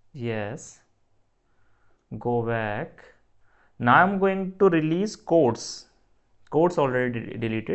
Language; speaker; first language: English; non-native, local second language; Hindi